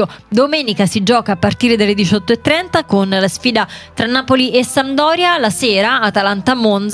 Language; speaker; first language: Italian; native; Italian